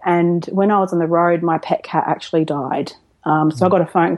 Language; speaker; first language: English; native; English